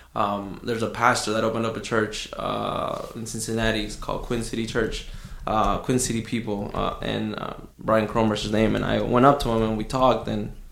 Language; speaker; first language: English; early bilingual, other home language; Spanish